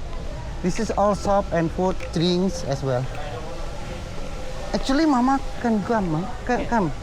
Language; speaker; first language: English; non-native, learner; Indonesian